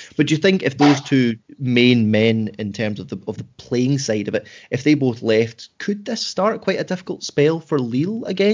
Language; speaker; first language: English; native; English